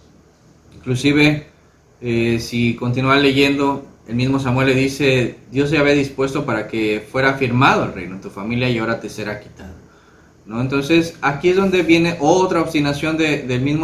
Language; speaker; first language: Spanish; native; Spanish